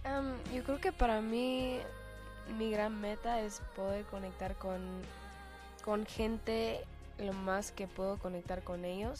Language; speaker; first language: Spanish; early bilingual, heritage; Spanish